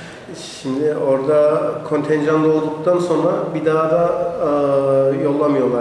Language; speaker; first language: Turkish; early bilingual, heritage; Turkish